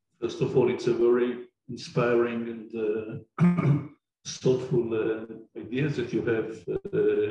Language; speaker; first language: English; non-native, fluent; Hebrew